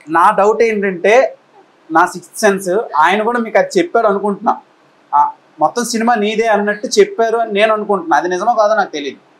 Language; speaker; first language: Telugu; native; Telugu